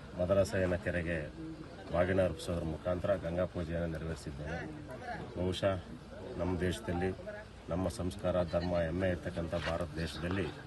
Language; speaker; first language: Kannada; native; Kannada